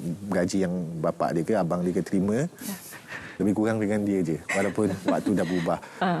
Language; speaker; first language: Malay; native; Malay